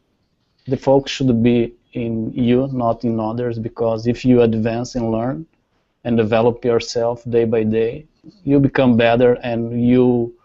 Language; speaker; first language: English; non-native, learner; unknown